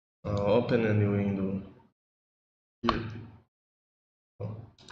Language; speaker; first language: English; non-native, learner; Portuguese